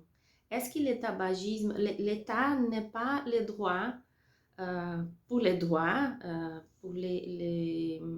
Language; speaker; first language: French; non-native, learner; Portuguese